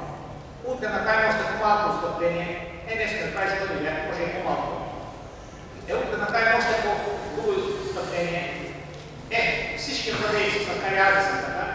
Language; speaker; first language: Bulgarian; non-native, local second language; Turkish